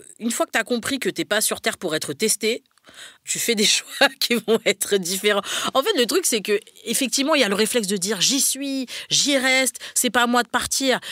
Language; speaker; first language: French; native; French